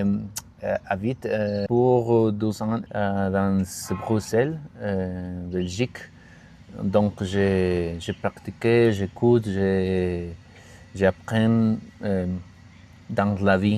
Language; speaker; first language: French; non-native, learner; Spanish